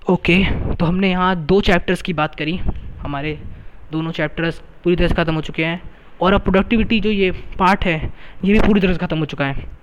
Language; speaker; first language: Hindi; native; Hindi